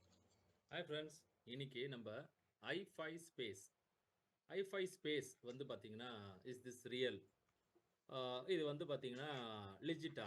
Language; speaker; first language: Tamil; native; Tamil